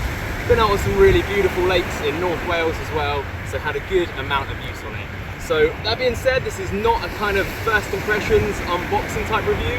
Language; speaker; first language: English; native; English